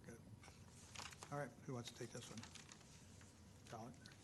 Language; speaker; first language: English; native; English